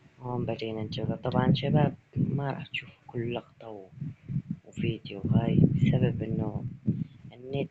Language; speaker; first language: Arabic; native; Arabic